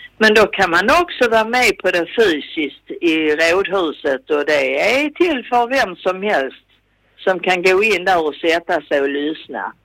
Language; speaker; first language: Swedish; native; Swedish